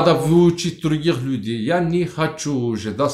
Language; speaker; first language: Russian; non-native, learner; Turkish